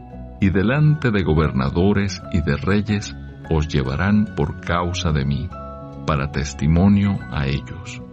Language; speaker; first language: Spanish; native; Spanish